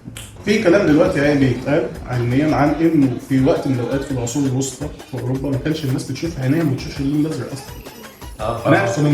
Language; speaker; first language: Arabic; native; Arabic